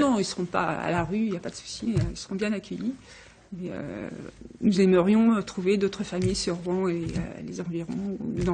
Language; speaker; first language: French; native; French